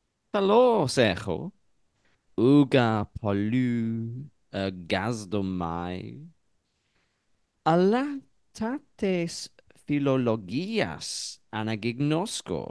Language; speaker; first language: Greek; non-native, learner; English